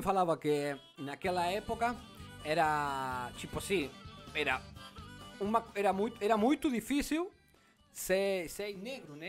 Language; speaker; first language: Portuguese; non-native, learner; Spanish